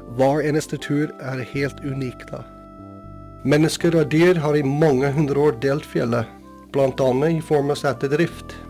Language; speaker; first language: Norwegian; non-native, fluent; English